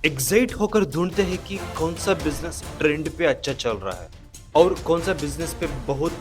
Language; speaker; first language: Hindi; non-native, local second language; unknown